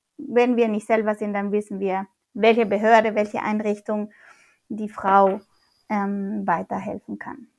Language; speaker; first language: German; non-native, fluent; Spanish